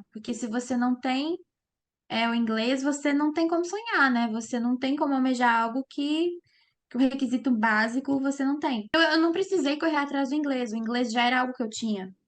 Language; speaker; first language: Portuguese; native; Portuguese